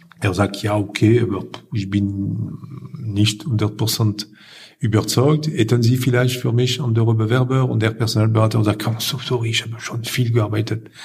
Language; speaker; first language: German; non-native, fluent; French